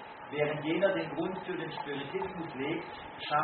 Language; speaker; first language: German; native; German